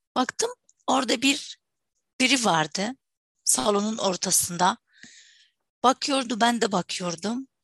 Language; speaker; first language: Turkish; non-native, fluent; Arabic